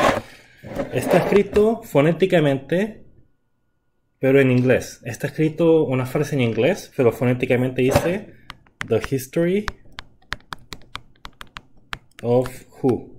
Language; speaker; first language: Spanish; non-native, fluent; Korean